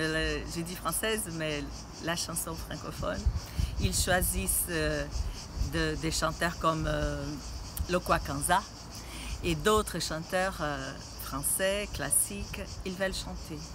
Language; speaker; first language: French; non-native, fluent; Portuguese